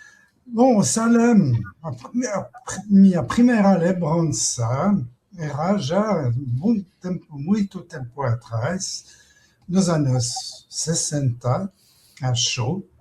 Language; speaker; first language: Portuguese; non-native, fluent; French